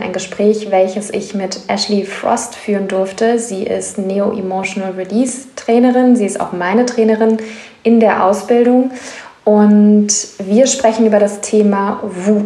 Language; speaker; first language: German; native; German